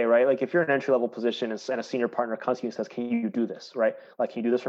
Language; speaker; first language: English; native; English